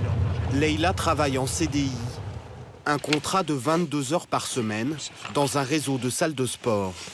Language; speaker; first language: French; native; French